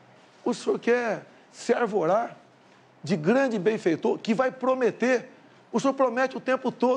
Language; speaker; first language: Portuguese; native; Portuguese